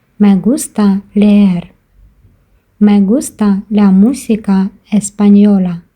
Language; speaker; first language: Spanish; non-native, fluent; Ukrainian